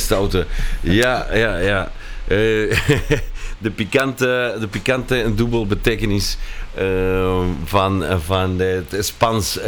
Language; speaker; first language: Dutch; non-native, fluent; Spanish